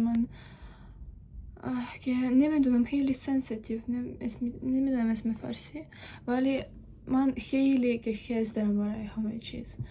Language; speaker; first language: Persian; non-native, learner; Ukrainian